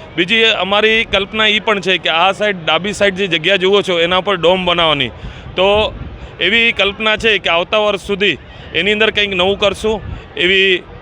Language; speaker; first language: Gujarati; native; Gujarati